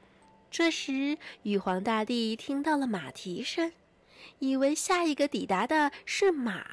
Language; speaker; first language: Chinese; native; Chinese